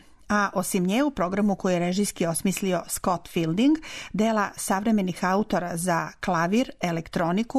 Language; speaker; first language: Serbian; native; Serbian